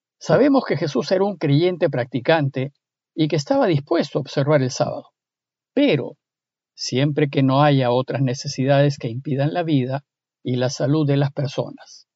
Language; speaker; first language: Spanish; native; Spanish